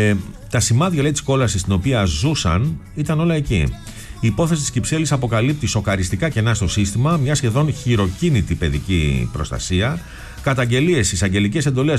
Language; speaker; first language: Greek; native; Greek